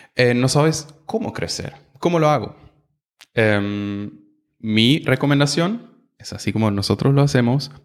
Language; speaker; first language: Spanish; non-native, fluent; German